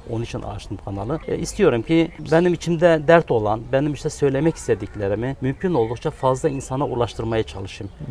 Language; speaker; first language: Turkish; early bilingual, other home language; Kurdish